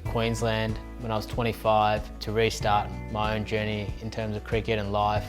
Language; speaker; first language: English; early bilingual, other home language; Urdu